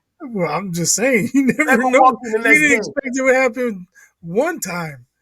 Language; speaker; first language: English; native; English